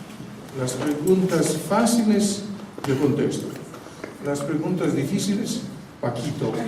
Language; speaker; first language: Spanish; non-native, fluent; Italian